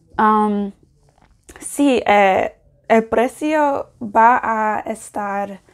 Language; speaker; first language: Spanish; non-native, learner; English